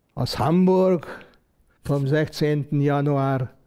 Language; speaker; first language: German; non-native, fluent; Hungarian